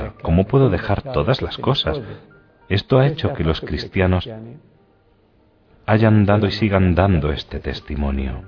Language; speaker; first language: Spanish; non-native, fluent; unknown